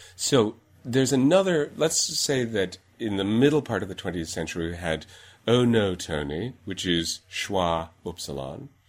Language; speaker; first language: English; native; English